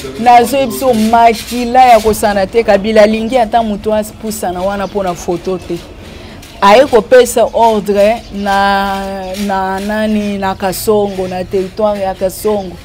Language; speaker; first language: Lingala; non-native, local second language; Swahili